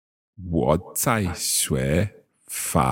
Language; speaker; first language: Chinese; non-native, learner; English